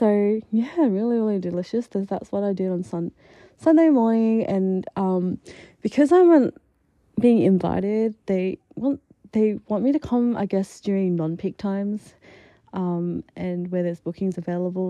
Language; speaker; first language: English; native; English